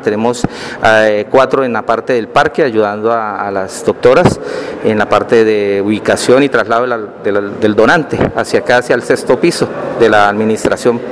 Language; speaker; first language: Spanish; native; Spanish